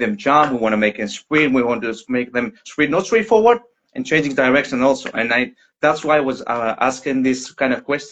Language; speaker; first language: English; non-native, learner; Greek